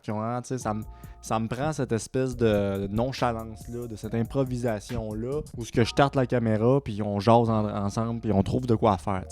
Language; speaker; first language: French; native; French